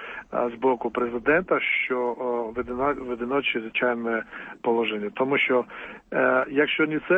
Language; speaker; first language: Ukrainian; non-native, fluent; Georgian